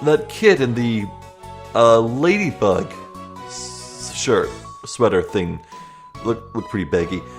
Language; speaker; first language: English; native; English